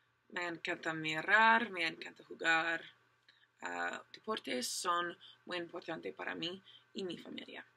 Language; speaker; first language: Spanish; non-native, learner; English